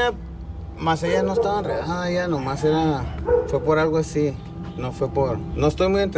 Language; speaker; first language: Spanish; native; Spanish